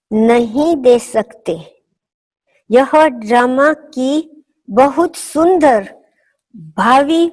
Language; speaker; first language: Hindi; non-native, fluent; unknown